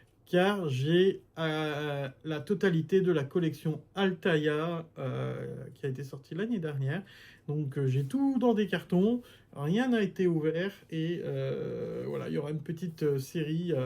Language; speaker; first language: French; native; French